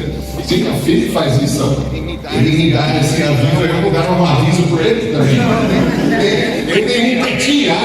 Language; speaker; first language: Portuguese; non-native, fluent; English